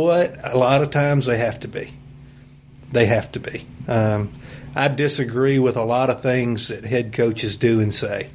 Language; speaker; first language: English; native; English